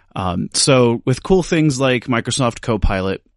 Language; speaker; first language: English; native; English